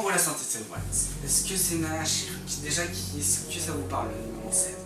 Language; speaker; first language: French; native; French